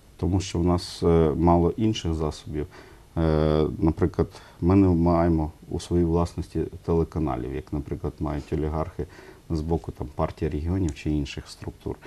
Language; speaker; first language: Ukrainian; non-native, local second language; Russian